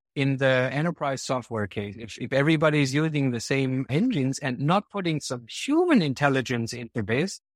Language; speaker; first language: English; non-native, fluent; German